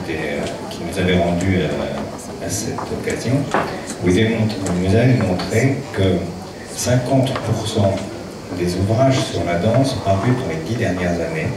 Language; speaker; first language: French; native; French